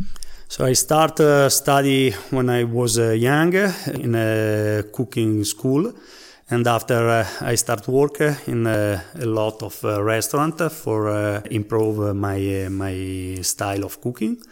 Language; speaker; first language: English; non-native, learner; Italian